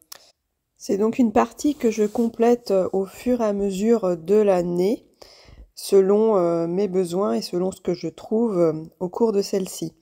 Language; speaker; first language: French; native; French